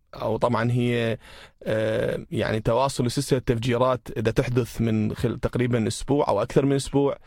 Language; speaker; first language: Arabic; native; Arabic